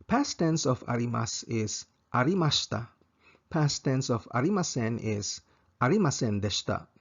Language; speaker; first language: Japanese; non-native, fluent; English